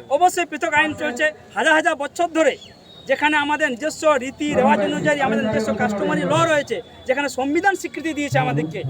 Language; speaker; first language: Bangla; non-native, local second language; Santali